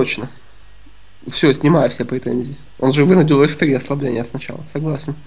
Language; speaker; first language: Russian; native; Russian